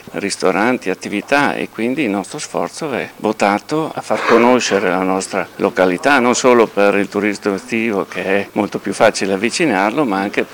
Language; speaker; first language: Italian; native; Italian